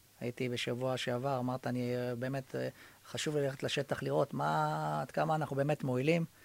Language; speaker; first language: Hebrew; native; Hebrew